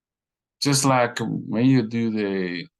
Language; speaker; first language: English; non-native, fluent; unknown